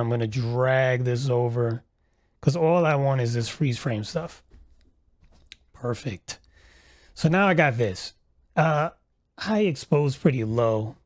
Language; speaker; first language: English; native; English